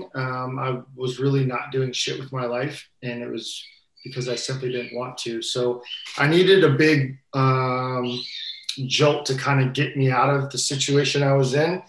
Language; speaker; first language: English; native; English